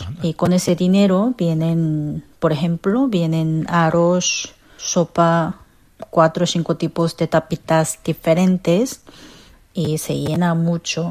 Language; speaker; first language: Spanish; non-native, fluent; Korean